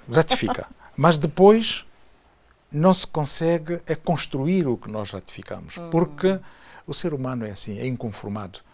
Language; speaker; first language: Portuguese; native; Portuguese